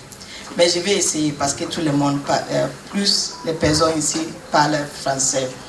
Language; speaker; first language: French; non-native, fluent; English